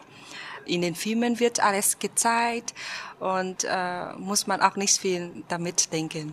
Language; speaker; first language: German; non-native, fluent; Vietnamese